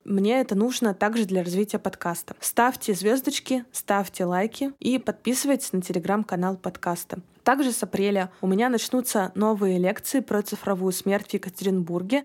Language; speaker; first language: Russian; native; Russian